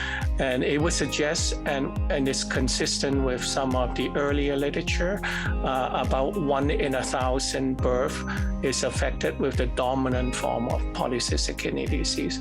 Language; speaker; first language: English; non-native, fluent; Cantonese